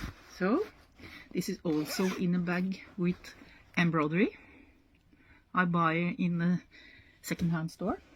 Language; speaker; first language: English; non-native, learner; Norwegian